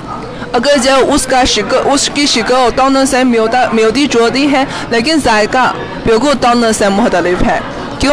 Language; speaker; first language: Hindi; non-native, fluent; Chinese